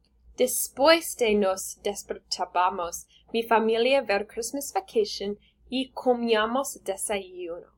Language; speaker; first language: Spanish; non-native, learner; English